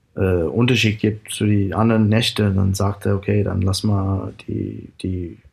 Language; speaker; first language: German; non-native, fluent; English